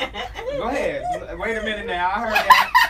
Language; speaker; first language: English; native; English